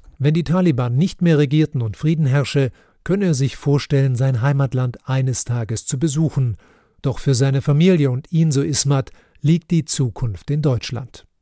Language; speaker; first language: German; native; German